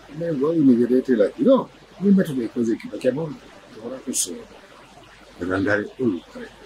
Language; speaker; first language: Italian; non-native, fluent; Wolof